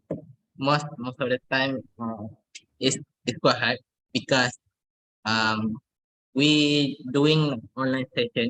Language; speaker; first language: English; non-native, learner; Malay